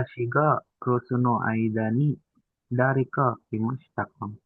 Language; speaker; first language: Japanese; non-native, learner; Filipino